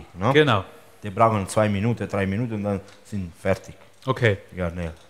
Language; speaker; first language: German; non-native, fluent; Italian